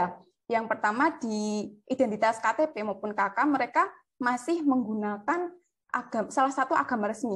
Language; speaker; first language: Indonesian; native; Indonesian